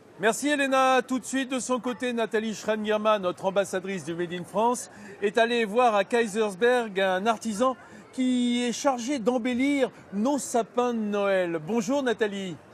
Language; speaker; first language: French; native; French